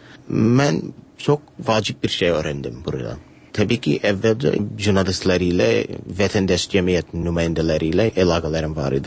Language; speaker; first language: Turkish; non-native, learner; English